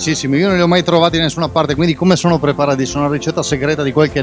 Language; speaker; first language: Italian; native; Italian